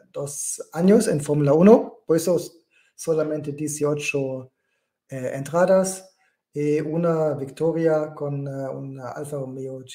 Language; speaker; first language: Spanish; non-native, fluent; German